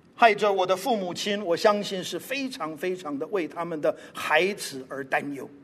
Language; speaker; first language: Chinese; non-native, local second language; English